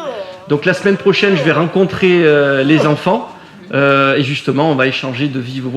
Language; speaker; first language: French; native; French